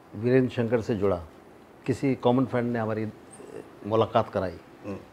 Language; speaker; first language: Hindi; native; Hindi